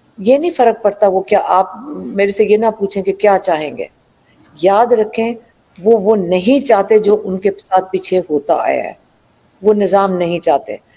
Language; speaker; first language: Urdu; native; Urdu